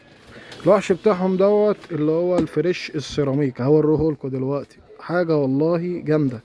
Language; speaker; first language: Arabic; native; Arabic